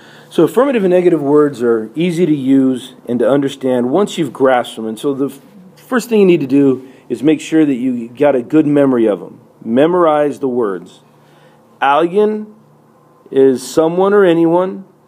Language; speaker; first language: English; native; English